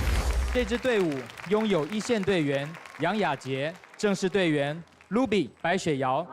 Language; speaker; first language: Chinese; native; Chinese